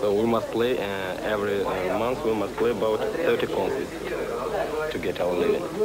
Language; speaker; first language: English; non-native, fluent; Russian